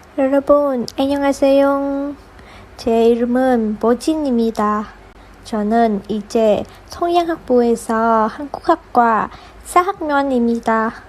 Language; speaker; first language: Korean; non-native, learner; Vietnamese